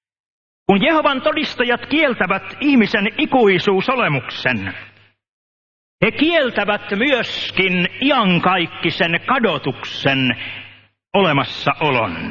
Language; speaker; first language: Finnish; native; Finnish